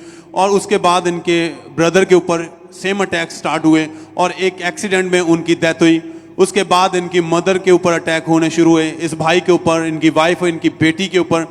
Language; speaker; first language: Hindi; native; Hindi